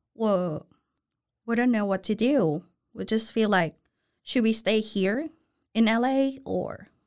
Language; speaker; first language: English; non-native, learner; Thai